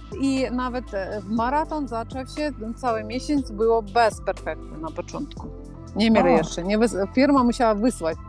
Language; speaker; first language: Polish; non-native, fluent; Ukrainian